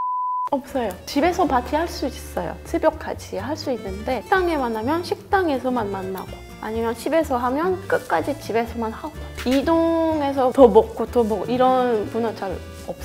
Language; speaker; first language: Korean; non-native, fluent; French